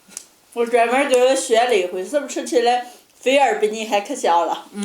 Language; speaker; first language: Chinese; native; Chinese